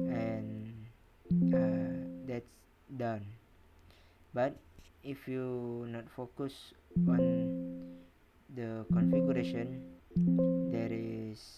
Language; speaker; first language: English; non-native, learner; Indonesian